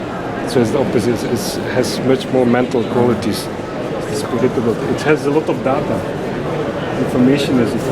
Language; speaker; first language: English; non-native, learner; French